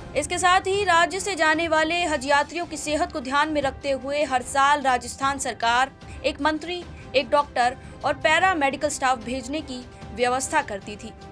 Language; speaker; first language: Hindi; native; Hindi